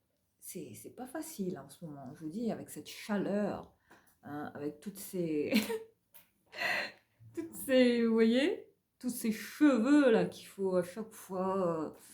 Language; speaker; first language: French; native; French